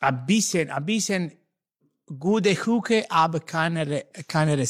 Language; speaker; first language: German; non-native, learner; Italian